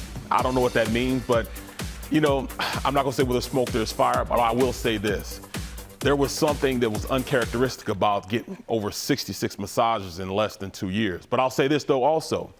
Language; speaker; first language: English; native; English